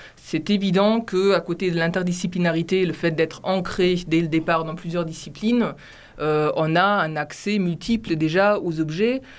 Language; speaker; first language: French; non-native, fluent; German